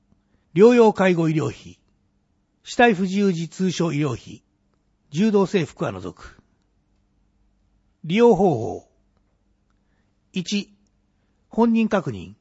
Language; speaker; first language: Japanese; native; Japanese